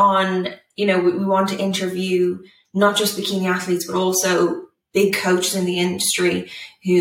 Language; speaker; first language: English; native; English